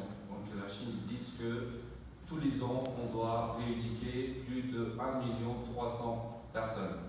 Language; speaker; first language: French; non-native, fluent; Uyghur